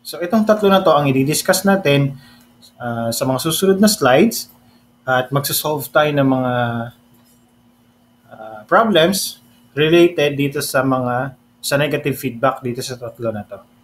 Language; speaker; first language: Filipino; native; Filipino